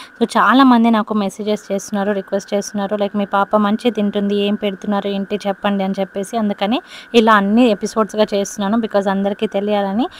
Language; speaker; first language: Telugu; non-native, local second language; Lambadi